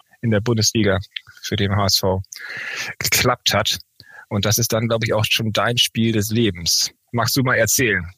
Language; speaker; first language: German; native; German